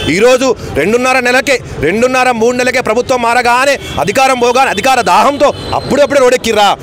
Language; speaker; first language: Telugu; non-native, local second language; Urdu